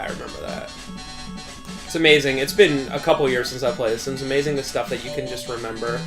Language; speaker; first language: English; native; English